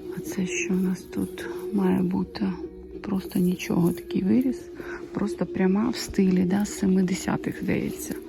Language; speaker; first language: Ukrainian; native; Ukrainian